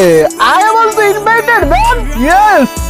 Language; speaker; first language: English; non-native, learner; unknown